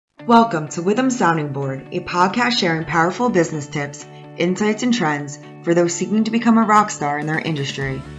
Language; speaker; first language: English; native; English